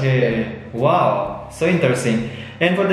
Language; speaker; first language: English; non-native, learner; Indonesian